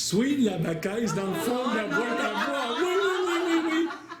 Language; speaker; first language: French; native; French